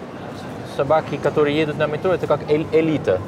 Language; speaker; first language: Russian; non-native, learner; Dutch